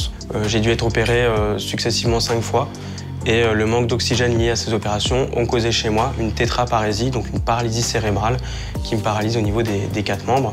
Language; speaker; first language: French; native; French